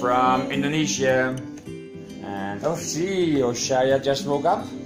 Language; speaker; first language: English; non-native, fluent; Dutch